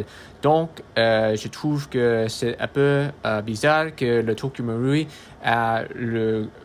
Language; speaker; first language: French; non-native, learner; English